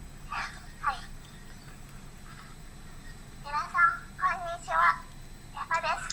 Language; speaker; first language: Japanese; non-native, learner; Indonesian